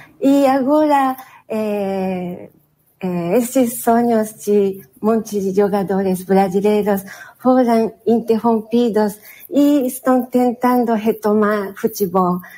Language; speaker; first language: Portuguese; non-native, learner; Spanish